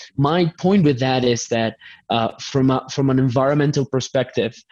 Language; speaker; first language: English; non-native, fluent; Spanish